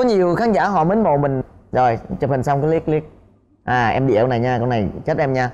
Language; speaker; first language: Vietnamese; native; Vietnamese